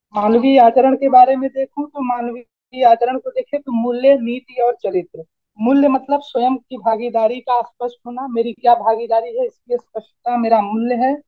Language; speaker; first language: Hindi; native; Hindi